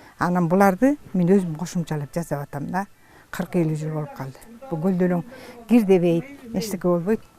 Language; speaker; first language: Kyrgyz; native; Kyrgyz